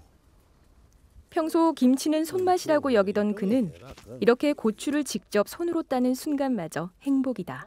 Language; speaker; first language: Korean; native; Korean